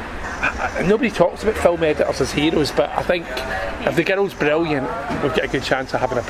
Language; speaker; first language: English; native; English